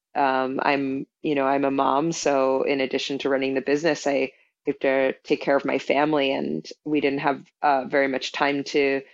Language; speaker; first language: English; native; English